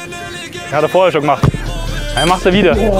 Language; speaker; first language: German; native; German